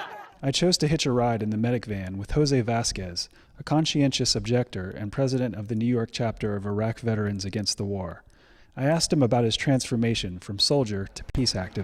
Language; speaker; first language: English; native; English